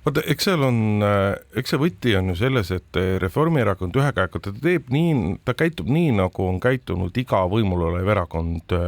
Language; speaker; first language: Estonian; native; Estonian